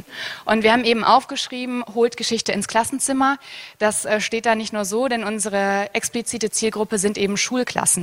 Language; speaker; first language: German; native; German